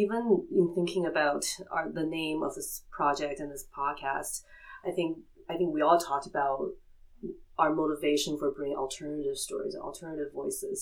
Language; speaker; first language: English; early bilingual, other home language; Chinese